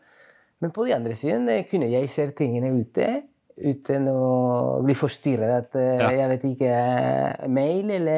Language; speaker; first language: Norwegian; non-native, fluent; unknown